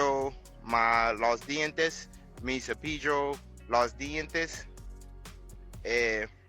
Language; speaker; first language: Spanish; non-native, learner; English